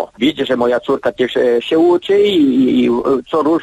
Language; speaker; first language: Polish; early bilingual, heritage; Polish